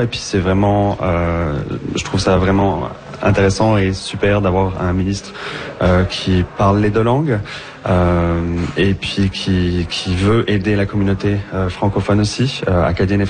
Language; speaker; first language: French; native; French